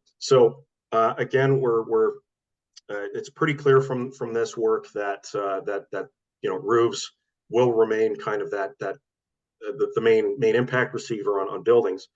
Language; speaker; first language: English; native; English